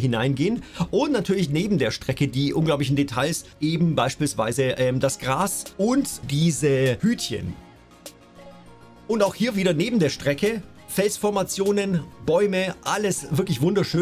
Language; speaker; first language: German; native; German